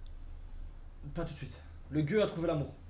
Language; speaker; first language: French; native; French